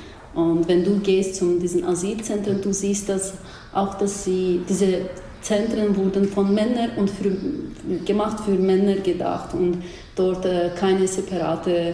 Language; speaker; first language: German; non-native, learner; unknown